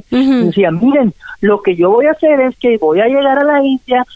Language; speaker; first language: Spanish; native; Spanish